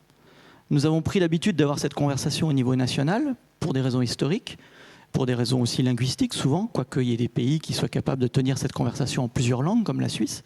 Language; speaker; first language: French; native; French